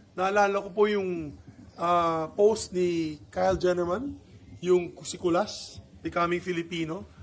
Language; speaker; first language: Filipino; non-native, local second language; Cebuano